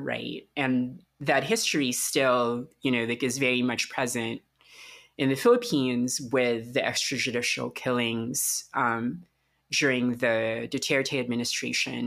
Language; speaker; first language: English; non-native, local second language; Filipino